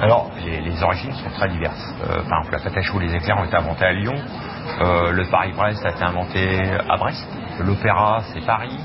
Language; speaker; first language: French; native; French